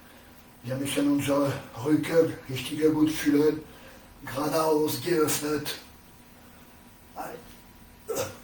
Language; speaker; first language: German; non-native, learner; French